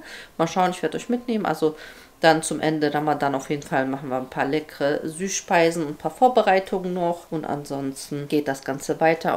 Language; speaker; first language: German; native; German